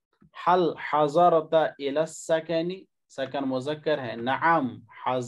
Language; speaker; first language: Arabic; non-native, fluent; Urdu